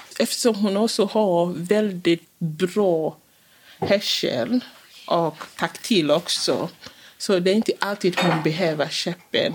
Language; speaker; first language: Swedish; non-native, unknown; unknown